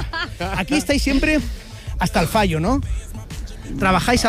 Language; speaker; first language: Spanish; native; Spanish